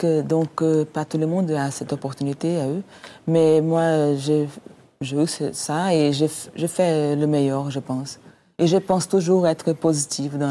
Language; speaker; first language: French; non-native, fluent; Portuguese